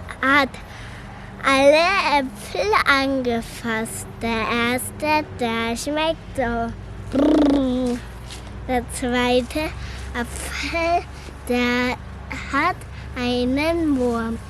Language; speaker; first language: German; early bilingual, other home language; Turkish